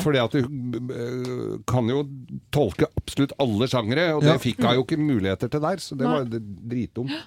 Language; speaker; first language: Norwegian; native; Norwegian